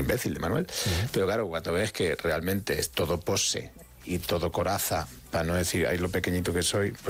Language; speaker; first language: Spanish; native; Spanish